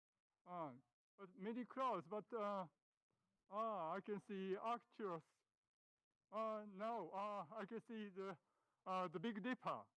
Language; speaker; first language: English; non-native, learner; Japanese